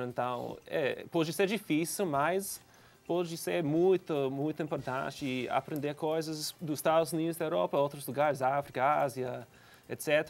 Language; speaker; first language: Portuguese; non-native, fluent; English